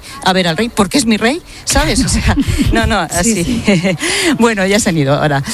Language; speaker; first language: Spanish; native; Spanish